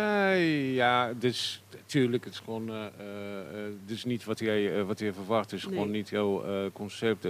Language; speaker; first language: Dutch; non-native, fluent; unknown